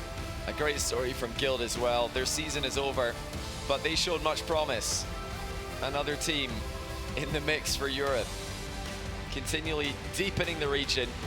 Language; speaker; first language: English; native; English